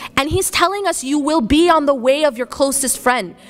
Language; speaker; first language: English; native; English